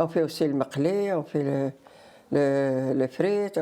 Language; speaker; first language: French; non-native, learner; Riffian